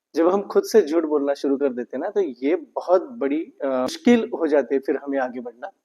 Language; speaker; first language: Hindi; non-native, local second language; Marathi